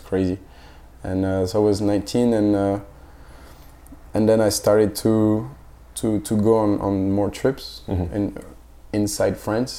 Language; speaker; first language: English; non-native, fluent; French